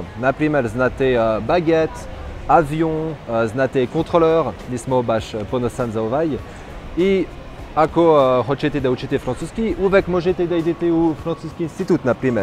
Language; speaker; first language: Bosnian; non-native, learner; French